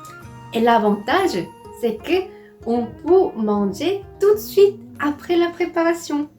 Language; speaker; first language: French; non-native, fluent; Korean